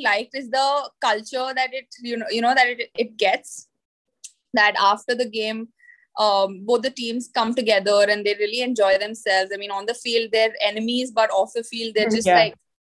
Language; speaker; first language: English; non-native, local second language; Marathi